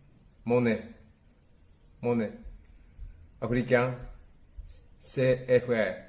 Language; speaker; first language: French; non-native, learner; Japanese